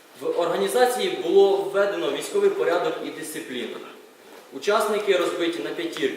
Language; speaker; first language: Ukrainian; native; Ukrainian